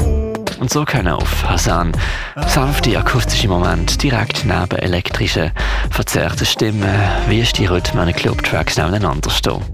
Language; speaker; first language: German; native; German